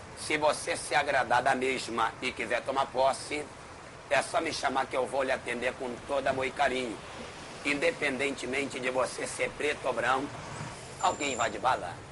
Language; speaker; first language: Portuguese; native; Portuguese